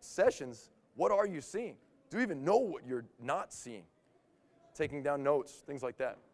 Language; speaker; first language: English; native; English